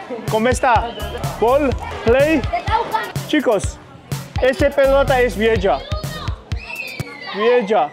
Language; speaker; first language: Spanish; non-native, learner; Georgian